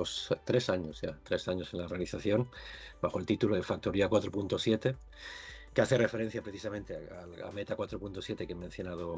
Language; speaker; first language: Spanish; native; Spanish